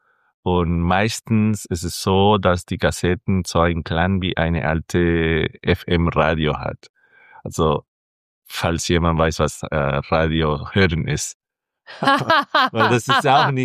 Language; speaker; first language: German; non-native, fluent; Spanish